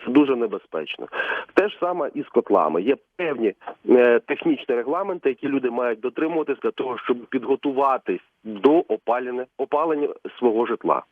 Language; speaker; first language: Ukrainian; native; Ukrainian